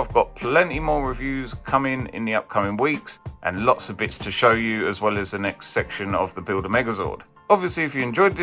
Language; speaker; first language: English; native; English